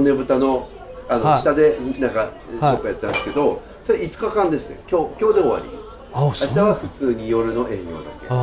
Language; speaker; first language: Japanese; native; Japanese